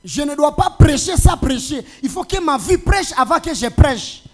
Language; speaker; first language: French; non-native, local second language; Swahili